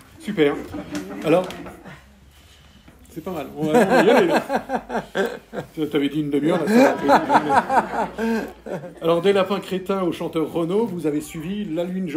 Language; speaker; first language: French; native; French